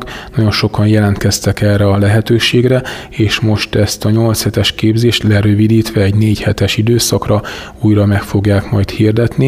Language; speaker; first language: Hungarian; native; Hungarian